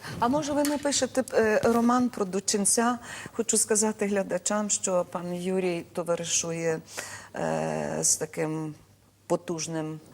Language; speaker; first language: Ukrainian; native; Ukrainian